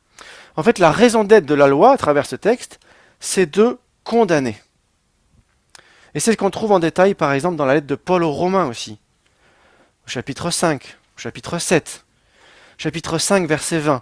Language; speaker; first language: French; native; French